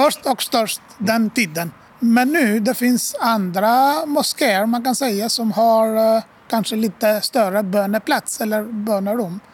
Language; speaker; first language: Swedish; non-native, fluent; Arabic